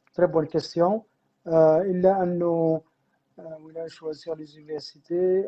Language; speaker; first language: French; non-native, local second language; Arabic